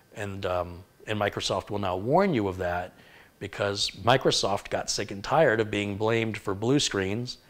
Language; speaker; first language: English; native; English